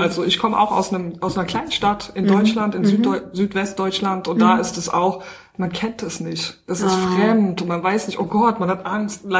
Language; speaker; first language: German; native; German